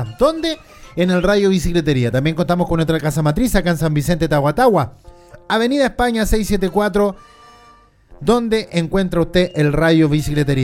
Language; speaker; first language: Spanish; native; Spanish